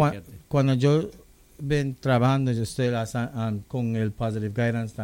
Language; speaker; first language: Spanish; non-native, local second language; English